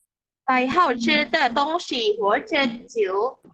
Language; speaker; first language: Chinese; non-native, learner; Indonesian